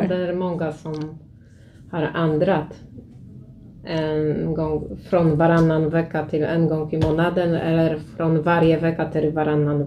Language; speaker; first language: Swedish; non-native, learner; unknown